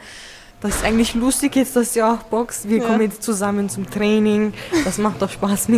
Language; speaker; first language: German; early bilingual, other home language; Turkish